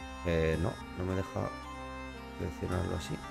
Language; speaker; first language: Spanish; native; Spanish